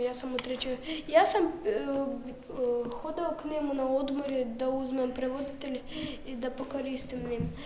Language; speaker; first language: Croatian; non-native, learner; Ukrainian